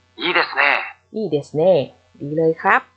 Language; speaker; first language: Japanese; non-native, fluent; Thai